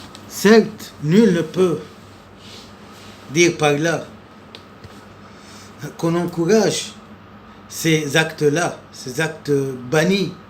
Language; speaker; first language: French; non-native, local second language; Arabic